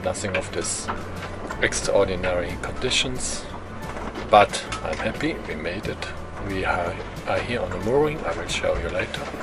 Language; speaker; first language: English; non-native, fluent; German